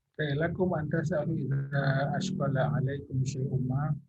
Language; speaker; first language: Arabic; non-native, fluent; Indonesian